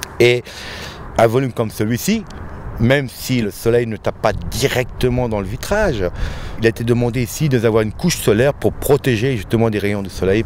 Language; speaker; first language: French; native; French